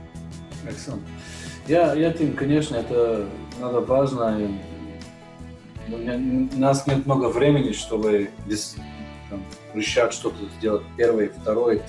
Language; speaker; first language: Russian; non-native, learner; Bulgarian